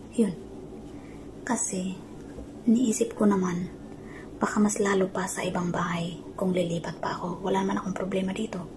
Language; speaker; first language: Filipino; non-native, local second language; Cebuano